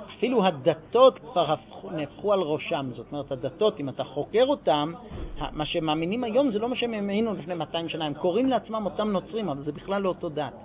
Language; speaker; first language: Hebrew; non-native, fluent; English